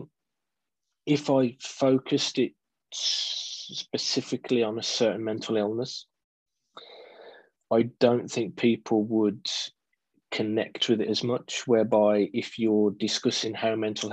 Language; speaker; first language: English; native; English